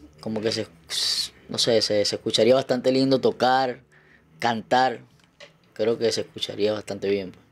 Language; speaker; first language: Spanish; native; Spanish